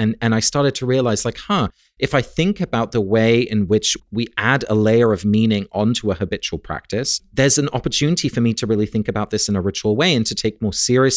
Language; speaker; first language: English; native; English